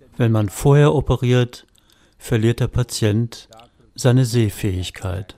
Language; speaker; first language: German; native; German